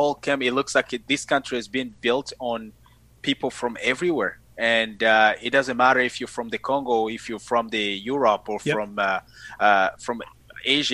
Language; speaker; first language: English; non-native, fluent; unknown